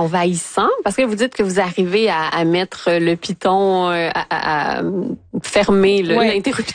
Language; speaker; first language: French; native; French